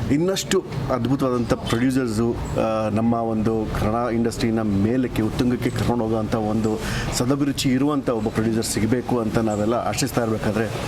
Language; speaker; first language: Kannada; native; Kannada